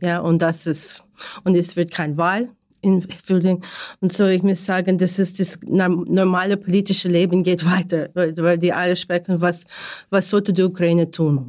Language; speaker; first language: German; non-native, learner; Ukrainian